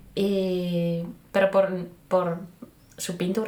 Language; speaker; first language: Spanish; non-native, fluent; Finnish